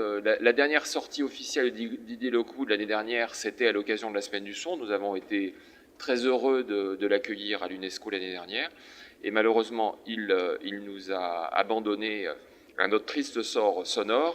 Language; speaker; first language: French; native; French